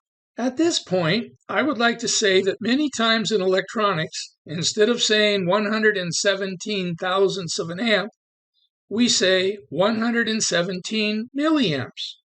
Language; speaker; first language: English; native; English